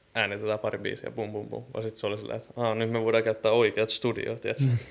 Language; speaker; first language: Finnish; native; Finnish